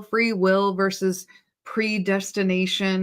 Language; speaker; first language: English; native; English